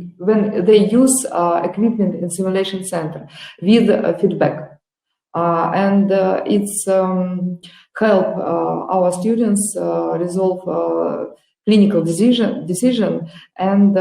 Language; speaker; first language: English; non-native, learner; Russian